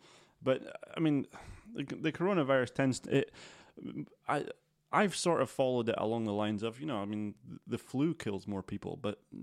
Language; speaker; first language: English; native; English